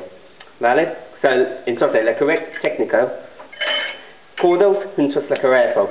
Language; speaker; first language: Spanish; non-native, learner; English